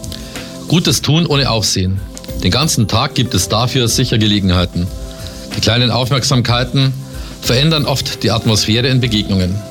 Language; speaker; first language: German; native; German